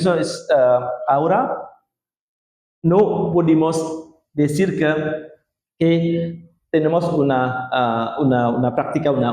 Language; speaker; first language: Spanish; non-native, learner; Indonesian